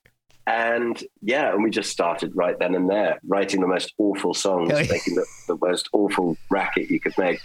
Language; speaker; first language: English; early bilingual, other home language; German